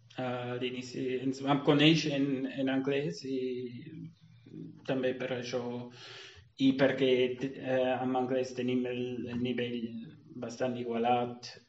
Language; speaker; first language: Catalan; non-native, fluent; German